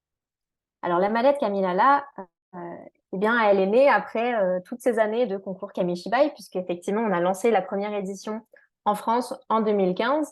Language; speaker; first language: French; native; French